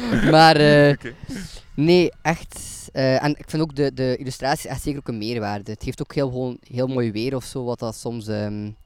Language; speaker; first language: Dutch; native; Dutch